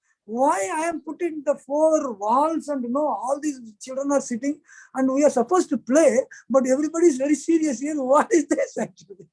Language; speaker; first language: English; non-native, local second language; Hindi